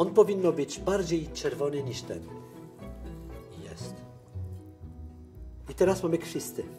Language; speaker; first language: Polish; non-native, fluent; French